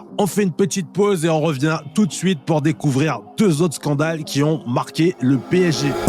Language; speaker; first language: French; native; French